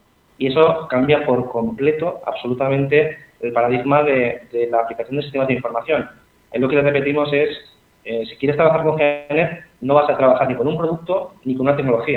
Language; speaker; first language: Spanish; native; Spanish